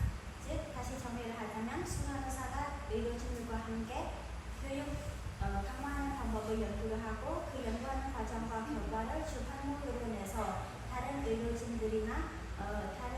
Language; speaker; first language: Korean; non-native, fluent; Khmer